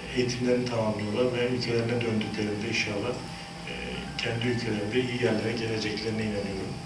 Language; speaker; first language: Turkish; native; Turkish